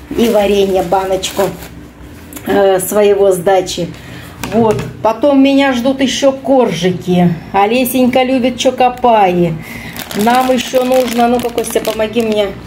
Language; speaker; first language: Russian; native; Russian